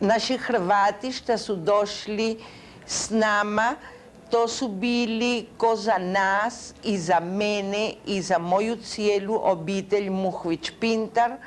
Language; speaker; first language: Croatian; early bilingual, heritage; Croatian